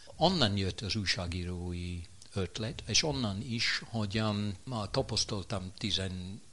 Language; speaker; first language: Hungarian; non-native, fluent; English